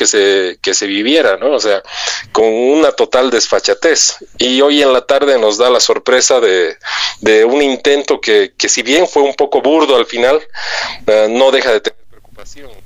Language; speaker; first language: Spanish; native; Spanish